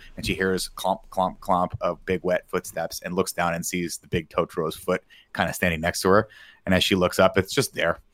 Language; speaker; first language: English; native; English